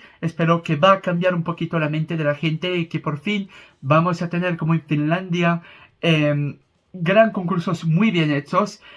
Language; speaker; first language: Spanish; non-native, fluent; French